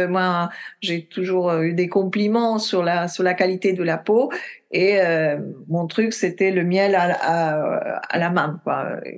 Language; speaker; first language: French; non-native, fluent; Italian